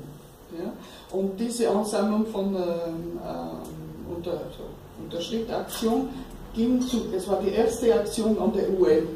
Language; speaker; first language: German; non-native, fluent; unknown